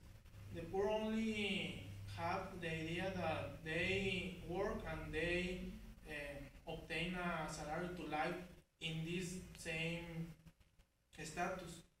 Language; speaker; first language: English; non-native, learner; Spanish